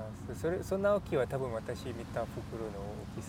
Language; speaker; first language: Japanese; non-native, learner; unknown